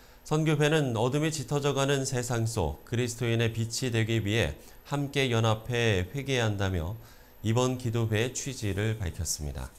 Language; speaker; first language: Korean; native; Korean